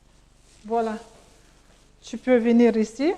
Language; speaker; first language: French; non-native, learner; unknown